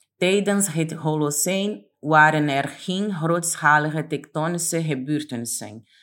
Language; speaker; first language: Dutch; non-native, fluent; Portuguese